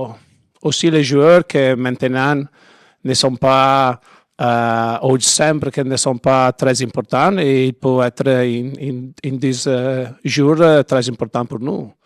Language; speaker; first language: French; non-native, learner; Italian